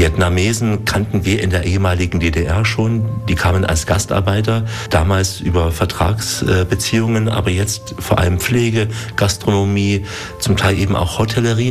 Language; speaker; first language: German; native; German